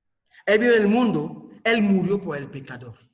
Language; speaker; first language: Spanish; non-native, fluent; French